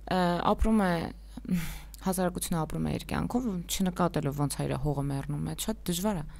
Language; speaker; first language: Armenian; native; Armenian